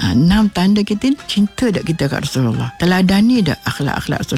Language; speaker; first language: Malay; native; Malay